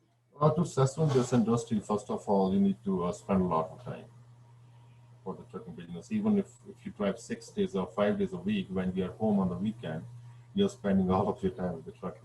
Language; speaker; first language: English; non-native, fluent; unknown